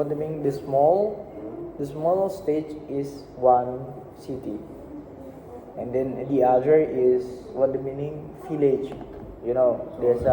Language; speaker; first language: English; non-native, learner; Indonesian